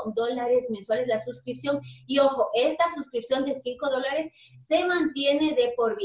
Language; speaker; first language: Spanish; native; Spanish